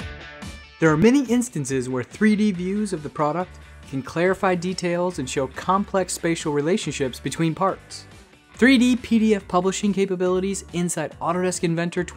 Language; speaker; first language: English; native; English